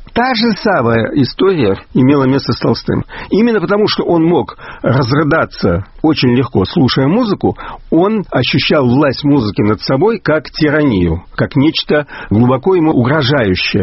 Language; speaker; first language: Russian; native; Russian